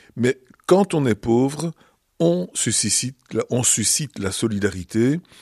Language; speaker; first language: French; native; French